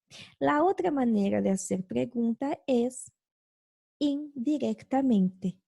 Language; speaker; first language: Spanish; non-native, fluent; Portuguese